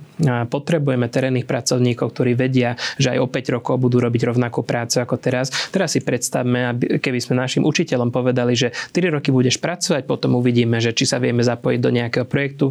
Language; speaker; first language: Slovak; non-native, local second language; Hungarian